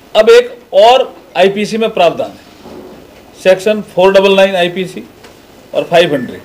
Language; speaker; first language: Hindi; native; Hindi